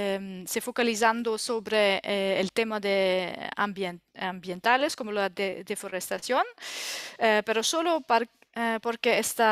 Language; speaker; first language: Spanish; non-native, learner; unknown